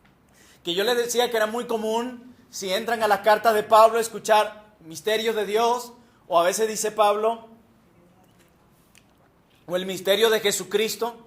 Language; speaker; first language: Spanish; native; Spanish